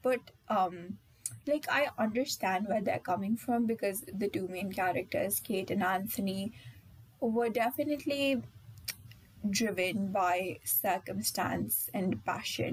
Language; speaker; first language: English; non-native, local second language; Hindi